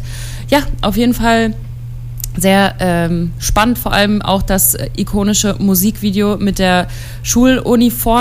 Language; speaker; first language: German; native; German